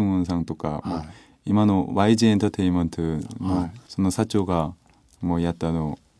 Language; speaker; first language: Japanese; non-native, learner; Korean